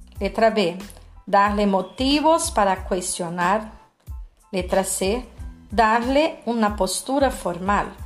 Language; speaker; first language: Spanish; non-native, fluent; Portuguese